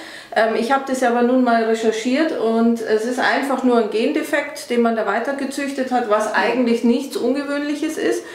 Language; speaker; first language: German; native; German